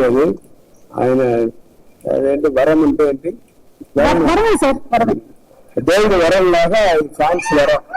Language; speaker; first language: Telugu; non-native, learner; Tamil